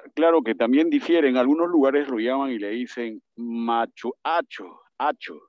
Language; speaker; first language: Spanish; native; Spanish